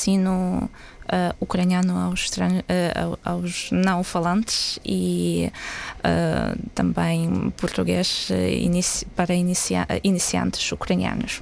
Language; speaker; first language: Portuguese; non-native, fluent; Ukrainian